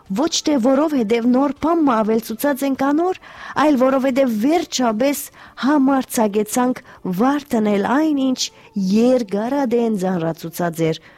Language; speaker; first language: Armenian; early bilingual, heritage; Armenian